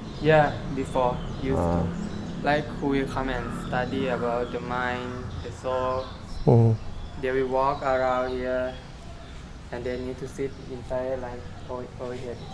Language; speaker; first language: English; non-native, learner; Thai